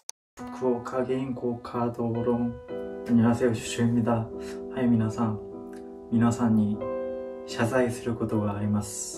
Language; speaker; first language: Japanese; non-native, fluent; Korean